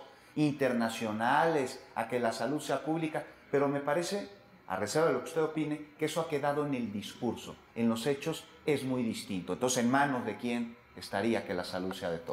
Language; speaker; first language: Spanish; native; Spanish